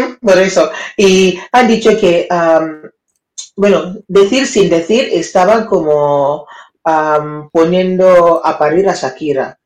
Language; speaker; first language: Spanish; non-native, learner; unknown